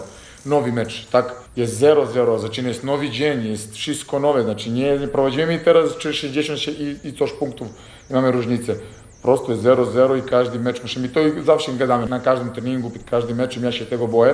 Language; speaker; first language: Polish; non-native, fluent; Serbian